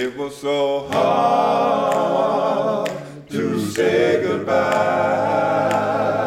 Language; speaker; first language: English; native; English